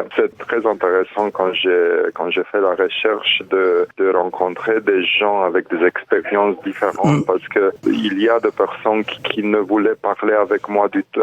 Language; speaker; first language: French; non-native, fluent; Romanian